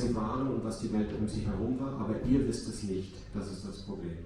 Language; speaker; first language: German; native; German